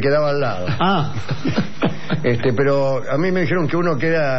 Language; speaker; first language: Spanish; native; Spanish